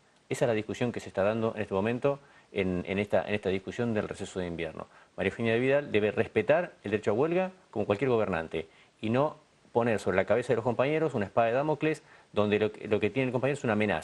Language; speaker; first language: Spanish; native; Spanish